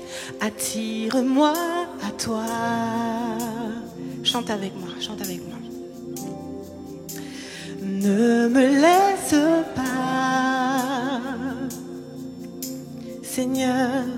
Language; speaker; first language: French; native; French